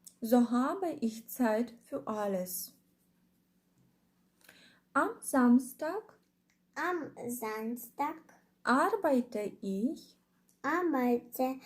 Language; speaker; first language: German; non-native, fluent; Ukrainian